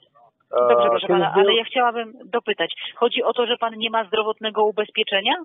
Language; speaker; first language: Polish; native; Polish